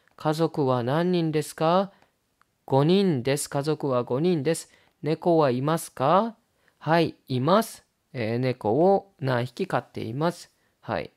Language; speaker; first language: Japanese; native; Japanese